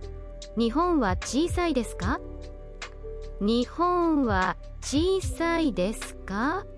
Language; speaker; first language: Japanese; non-native, learner; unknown